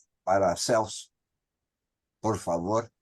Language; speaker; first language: Spanish; non-native, learner; Portuguese